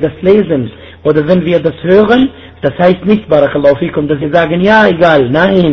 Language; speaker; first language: German; non-native, fluent; Arabic